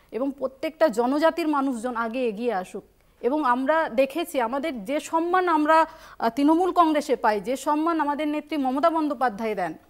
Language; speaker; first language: Bangla; non-native, local second language; Santali